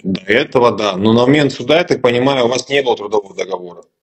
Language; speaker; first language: Russian; native; Russian